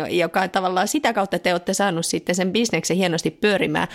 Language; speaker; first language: Finnish; native; Finnish